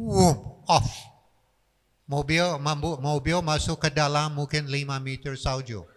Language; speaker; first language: Indonesian; non-native, fluent; English